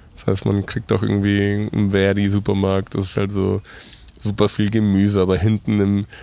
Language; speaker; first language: German; non-native, fluent; Spanish